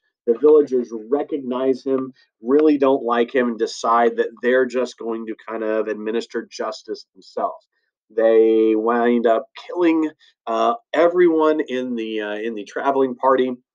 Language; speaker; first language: English; native; English